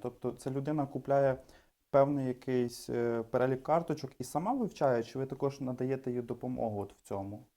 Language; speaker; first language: Ukrainian; native; Ukrainian